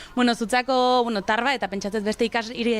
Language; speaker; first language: Basque; native; Basque